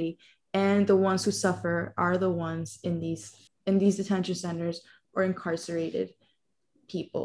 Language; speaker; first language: English; non-native, fluent; Spanish